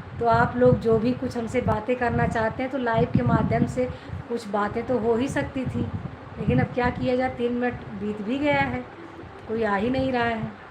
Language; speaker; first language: Hindi; native; Hindi